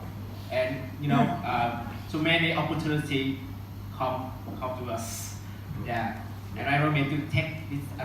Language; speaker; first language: English; non-native, learner; Vietnamese